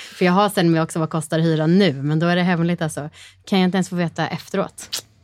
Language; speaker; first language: Swedish; native; Swedish